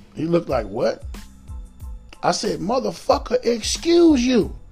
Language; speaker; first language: English; native; English